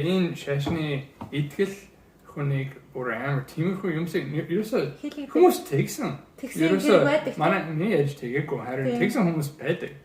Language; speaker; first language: Mongolian; early bilingual, heritage; English